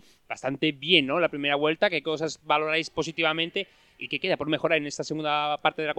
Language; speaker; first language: Spanish; native; Spanish